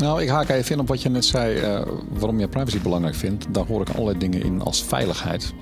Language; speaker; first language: Dutch; native; Dutch